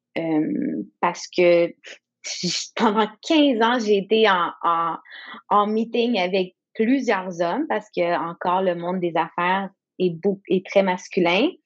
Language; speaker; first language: French; non-native, local second language; English